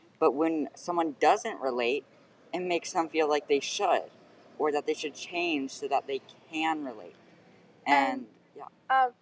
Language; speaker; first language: English; native; English